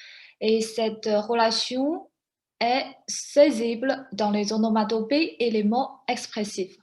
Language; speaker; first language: French; non-native, fluent; Chinese